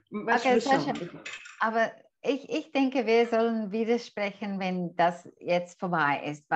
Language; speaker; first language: German; non-native, fluent; English